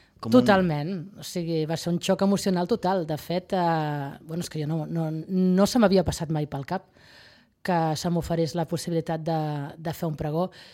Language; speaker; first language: Catalan; native; Catalan